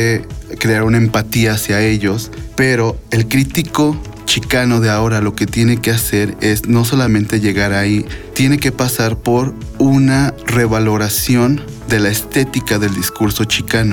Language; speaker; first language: Spanish; native; Spanish